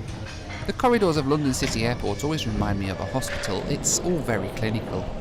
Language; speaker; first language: English; native; English